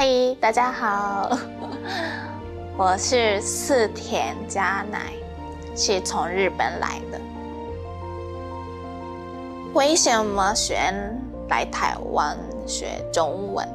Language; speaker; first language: Chinese; non-native, learner; Japanese